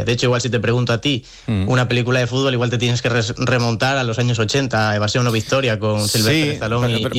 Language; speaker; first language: Spanish; native; Spanish